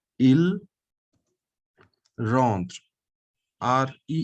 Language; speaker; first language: French; non-native, fluent; Bangla